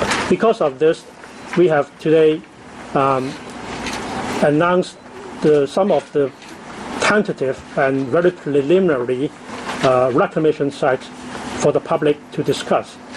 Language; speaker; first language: English; non-native, local second language; Cantonese